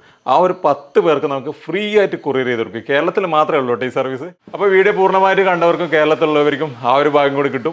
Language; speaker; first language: Malayalam; native; Malayalam